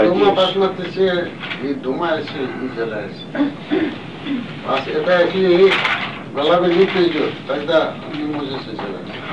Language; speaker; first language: Russian; non-native, learner; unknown